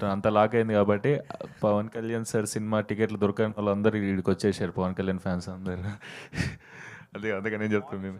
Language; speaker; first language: Telugu; native; Telugu